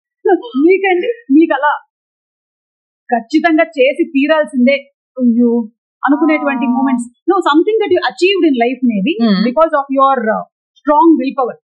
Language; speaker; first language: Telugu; native; Telugu